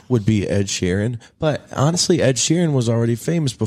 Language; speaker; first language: English; native; English